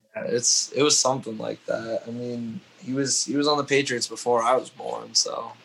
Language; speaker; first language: English; native; English